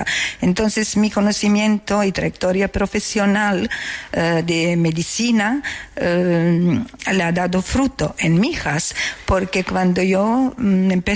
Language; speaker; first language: Spanish; non-native, fluent; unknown